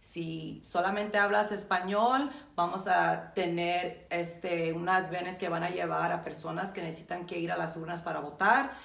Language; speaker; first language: Spanish; early bilingual, heritage; Spanish